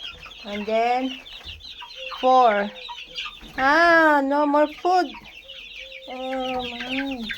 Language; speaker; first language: English; non-native, learner; Filipino